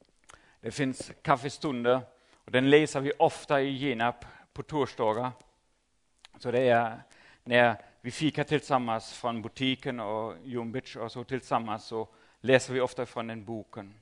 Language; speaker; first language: Swedish; non-native, fluent; German